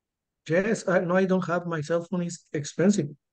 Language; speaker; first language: English; non-native, learner; Spanish